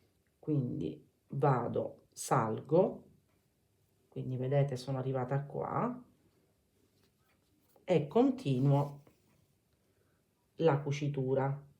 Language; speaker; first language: Italian; native; Italian